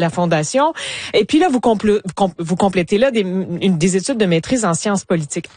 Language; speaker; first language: French; native; French